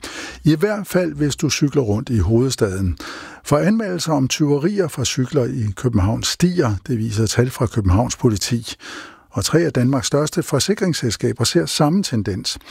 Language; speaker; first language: Danish; native; Danish